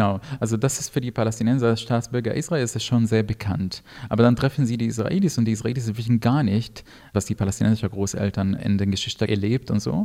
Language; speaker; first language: German; non-native, fluent; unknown